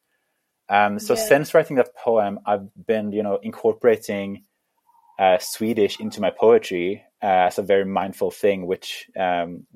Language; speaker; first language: English; non-native, fluent; Swedish